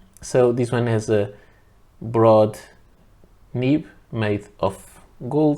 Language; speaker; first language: English; non-native, fluent; Portuguese